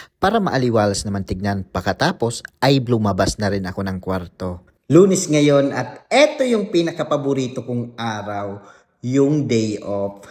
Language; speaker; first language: Filipino; native; Filipino